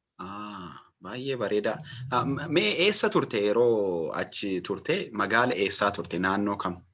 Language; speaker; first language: Oromo; native; Oromo